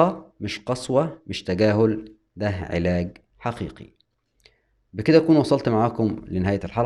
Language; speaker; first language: Arabic; native; Arabic